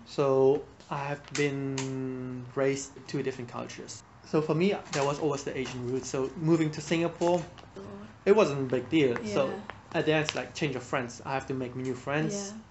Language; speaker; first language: English; non-native, fluent; Vietnamese